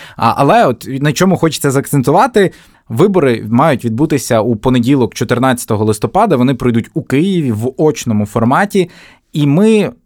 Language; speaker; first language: Ukrainian; native; Ukrainian